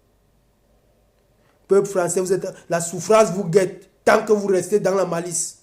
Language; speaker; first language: French; non-native, local second language; Basaa